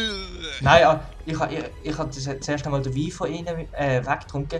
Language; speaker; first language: German; native; German